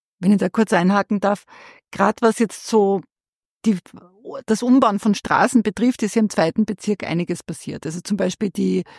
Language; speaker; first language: German; native; German